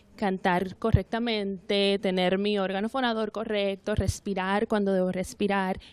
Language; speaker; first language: Spanish; native; Spanish